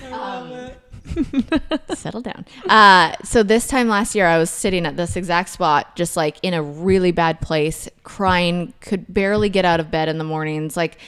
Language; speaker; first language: English; native; English